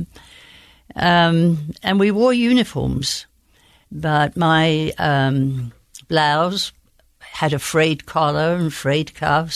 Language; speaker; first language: English; native; English